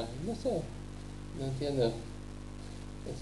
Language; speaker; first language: Spanish; non-native, learner; English